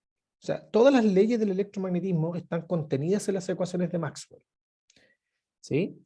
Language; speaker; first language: Spanish; native; Spanish